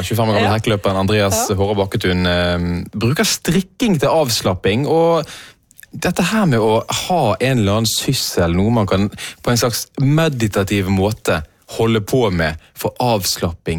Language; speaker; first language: Norwegian; native; Norwegian